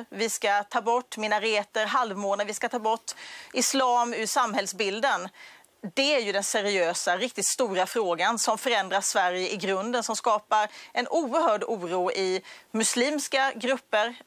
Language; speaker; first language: Swedish; native; Swedish